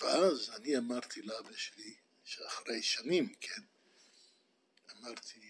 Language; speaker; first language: Hebrew; non-native, fluent; Dutch